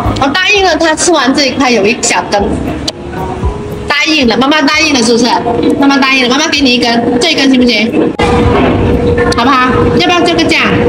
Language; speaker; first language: Chinese; native; Chinese